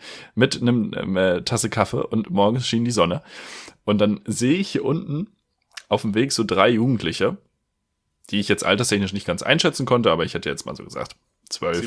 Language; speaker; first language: German; native; German